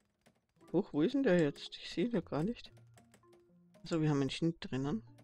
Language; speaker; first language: German; native; German